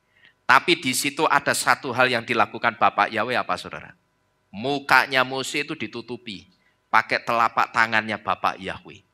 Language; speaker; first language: Indonesian; native; Indonesian